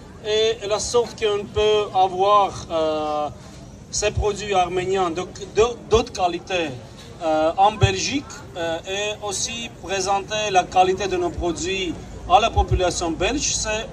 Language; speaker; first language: French; non-native, fluent; Armenian